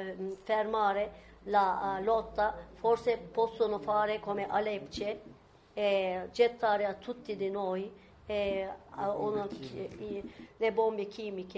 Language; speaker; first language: Italian; non-native, fluent; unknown